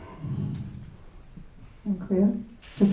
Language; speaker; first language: Polish; native; Polish